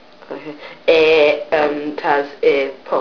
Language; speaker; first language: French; non-native, learner; English